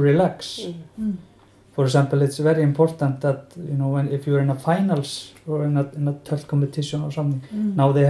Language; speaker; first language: English; non-native, fluent; Icelandic